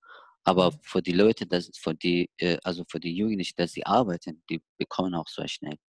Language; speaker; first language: German; non-native, learner; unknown